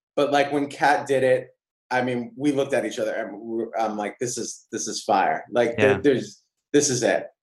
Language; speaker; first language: English; native; English